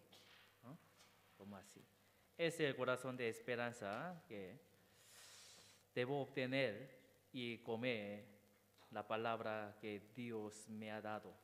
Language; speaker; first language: Spanish; non-native, learner; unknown